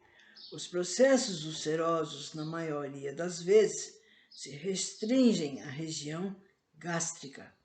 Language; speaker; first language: Portuguese; native; Portuguese